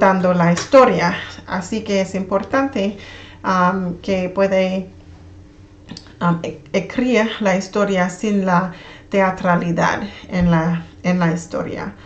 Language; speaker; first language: Spanish; non-native, learner; English